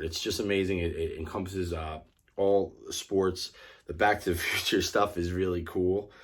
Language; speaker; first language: English; native; English